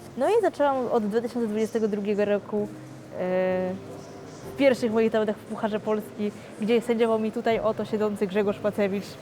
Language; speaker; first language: Polish; early bilingual, other home language; Vietnamese